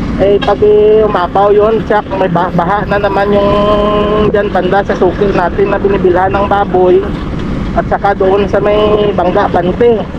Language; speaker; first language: Filipino; non-native, local second language; Hiligaynon